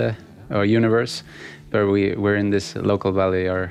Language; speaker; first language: English; non-native, fluent; Swedish